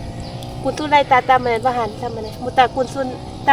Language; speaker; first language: Finnish; non-native, learner; Thai